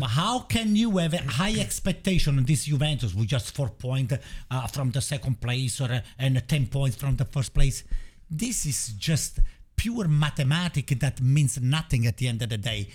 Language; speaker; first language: English; non-native, fluent; Italian